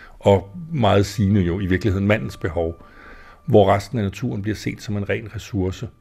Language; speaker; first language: Danish; native; Danish